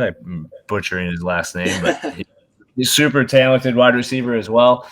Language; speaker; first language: English; native; English